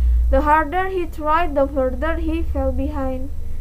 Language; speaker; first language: English; non-native, fluent; Indonesian